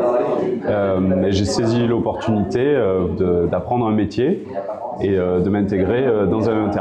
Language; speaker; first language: French; native; French